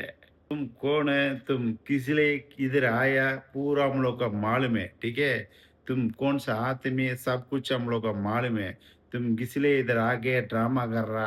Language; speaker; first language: Hindi; non-native, local second language; Tamil